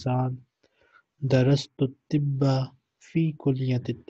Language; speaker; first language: Arabic; non-native, fluent; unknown